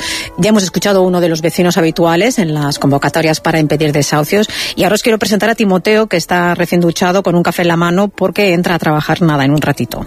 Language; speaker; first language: Spanish; native; Spanish